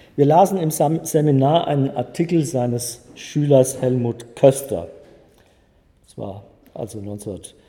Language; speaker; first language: German; native; German